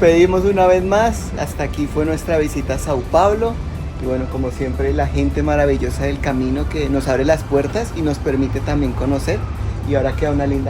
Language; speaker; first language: Spanish; native; Spanish